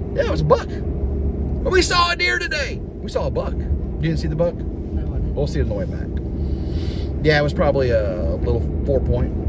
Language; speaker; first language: English; native; English